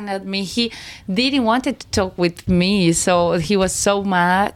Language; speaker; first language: English; non-native, learner; Spanish